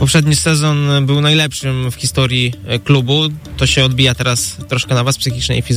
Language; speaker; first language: Polish; native; Polish